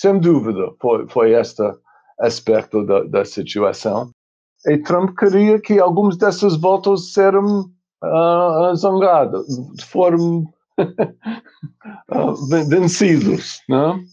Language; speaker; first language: Portuguese; non-native, fluent; English